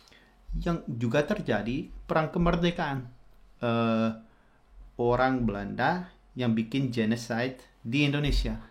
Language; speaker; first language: Indonesian; non-native, fluent; Dutch